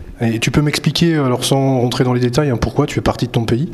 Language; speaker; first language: French; native; French